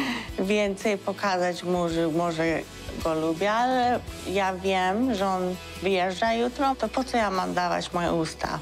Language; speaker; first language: Polish; early bilingual, heritage; Polish